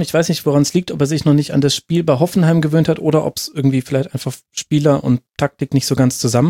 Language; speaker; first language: German; native; German